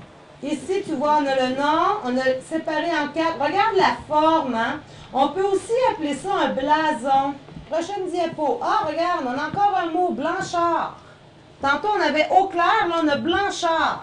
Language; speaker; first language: French; native; French